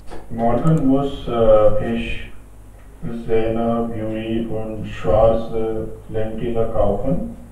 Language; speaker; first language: German; non-native, learner; Hindi